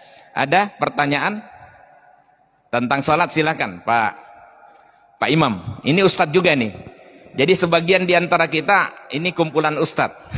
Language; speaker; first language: Indonesian; native; Indonesian